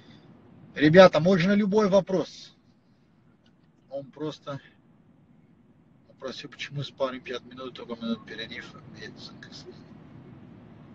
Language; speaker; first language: Russian; non-native, learner; Portuguese